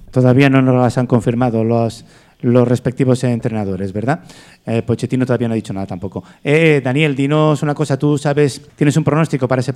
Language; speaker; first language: Spanish; native; Spanish